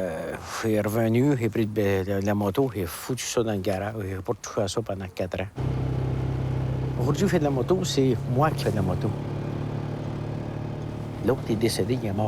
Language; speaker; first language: French; native; French